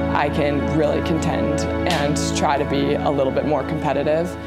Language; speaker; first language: English; native; English